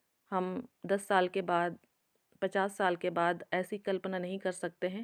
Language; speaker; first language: Hindi; native; Hindi